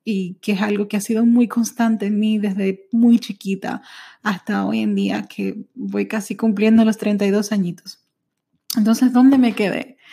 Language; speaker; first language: Spanish; early bilingual, heritage; Spanish